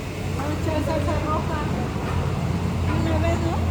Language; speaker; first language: Spanish; native; Spanish